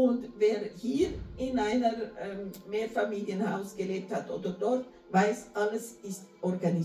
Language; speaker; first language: German; non-native, fluent; Portuguese